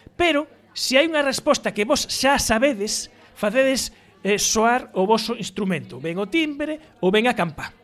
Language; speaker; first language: Galician; native; Galician